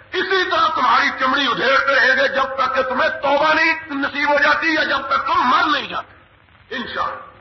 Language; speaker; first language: Urdu; non-native, local second language; Punjabi